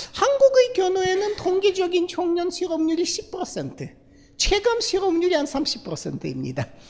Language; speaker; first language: Korean; non-native, fluent; Russian